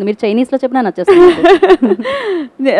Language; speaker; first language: Telugu; native; Telugu